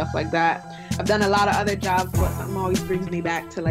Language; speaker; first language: English; native; English